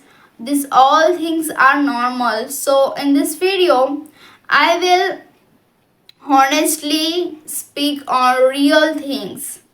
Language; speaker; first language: English; non-native, local second language; Hindi